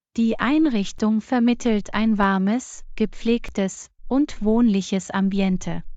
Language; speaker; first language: German; non-native, fluent; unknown